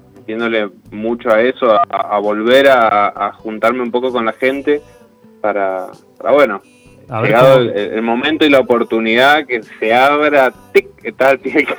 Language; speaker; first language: Spanish; native; Spanish